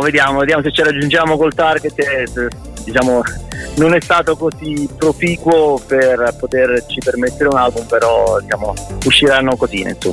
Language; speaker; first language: Italian; native; Italian